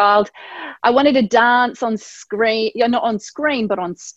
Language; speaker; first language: English; native; English